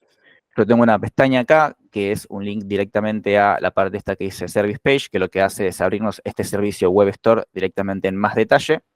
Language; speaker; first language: Spanish; native; Spanish